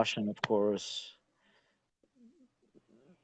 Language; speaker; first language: English; non-native, learner; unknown